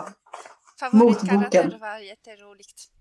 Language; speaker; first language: Swedish; non-native, fluent; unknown